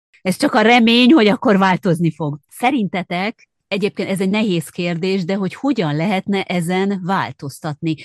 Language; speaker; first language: Hungarian; native; Hungarian